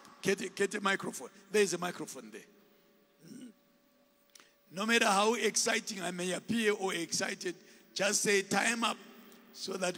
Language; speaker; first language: English; non-native, local second language; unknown